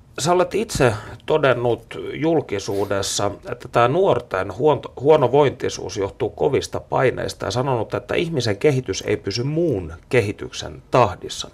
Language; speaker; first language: Finnish; native; Finnish